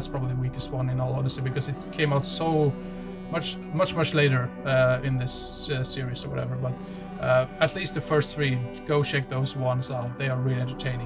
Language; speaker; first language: English; non-native, fluent; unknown